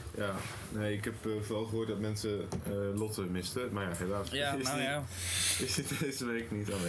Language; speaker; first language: Dutch; native; Dutch